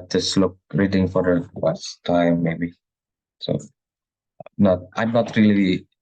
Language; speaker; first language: English; non-native, learner; Indonesian